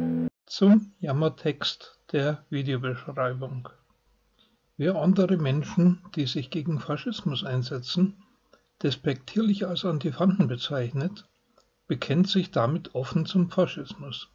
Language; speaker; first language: German; native; German